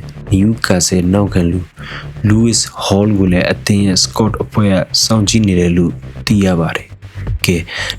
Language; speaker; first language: Burmese; native; Burmese